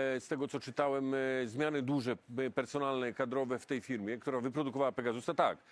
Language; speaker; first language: Polish; native; Polish